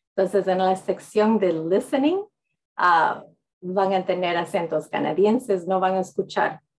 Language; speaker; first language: Spanish; early bilingual, heritage; English